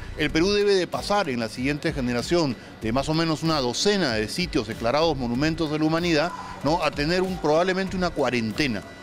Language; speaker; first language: Spanish; native; Spanish